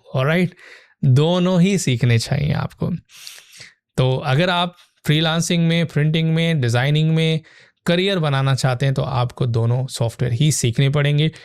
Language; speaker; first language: Urdu; native; Urdu